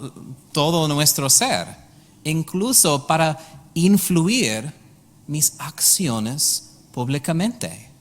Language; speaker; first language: Spanish; non-native, learner; English